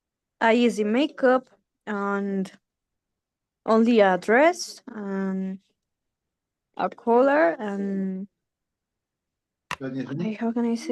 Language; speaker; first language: English; non-native, learner; Spanish